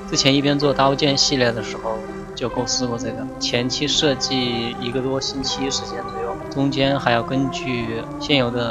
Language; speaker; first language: Chinese; native; Chinese